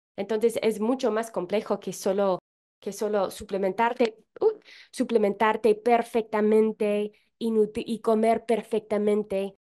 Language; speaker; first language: Spanish; non-native, fluent; English